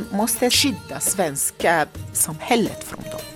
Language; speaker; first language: Swedish; non-native, learner; Arabic